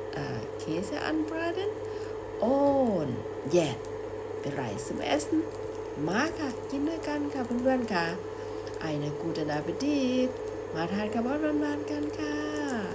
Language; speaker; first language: Thai; native; Thai